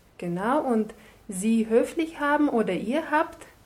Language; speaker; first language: German; non-native, fluent; Russian